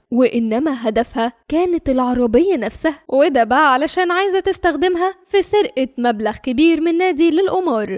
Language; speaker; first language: Arabic; native; Arabic